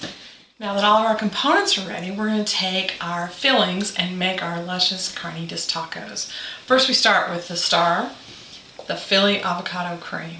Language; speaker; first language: English; native; English